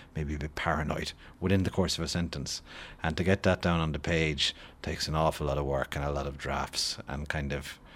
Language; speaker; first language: English; native; English